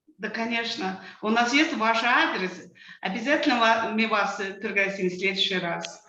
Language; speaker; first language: Russian; non-native, fluent; Mongolian